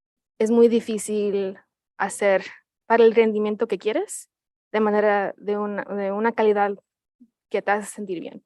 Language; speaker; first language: Spanish; early bilingual, heritage; Spanish